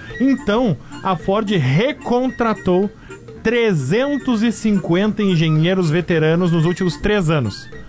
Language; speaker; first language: Portuguese; native; Portuguese